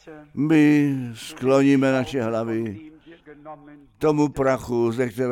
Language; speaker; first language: Czech; non-native, fluent; German